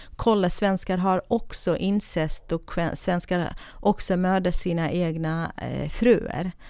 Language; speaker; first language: Swedish; non-native, fluent; Kurdish